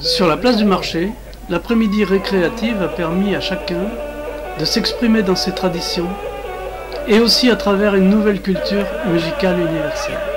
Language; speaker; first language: French; native; French